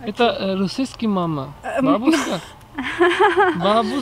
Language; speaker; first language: English; non-native, learner; Hindi